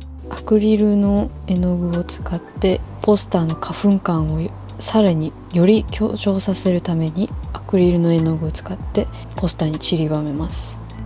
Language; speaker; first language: Japanese; early bilingual, other home language; English